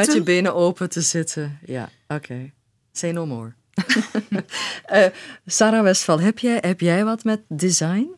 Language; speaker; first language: Dutch; native; Dutch